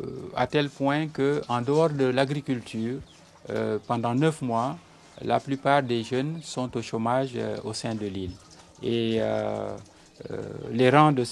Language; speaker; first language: French; non-native, local second language; Serer